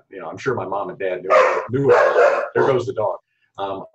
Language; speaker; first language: English; native; English